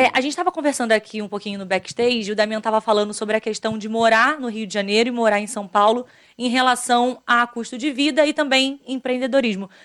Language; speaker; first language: Portuguese; native; Portuguese